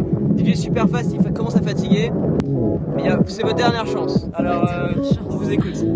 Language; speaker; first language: French; native; French